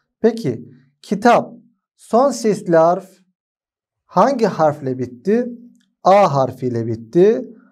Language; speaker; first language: Turkish; non-native, fluent; Arabic